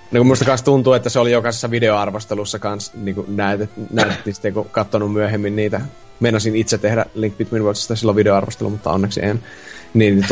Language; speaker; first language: Finnish; native; Finnish